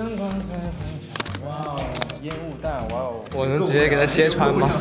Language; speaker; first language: Chinese; native; Chinese